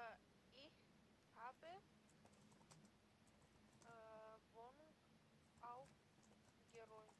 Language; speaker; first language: German; non-native, learner; Macedonian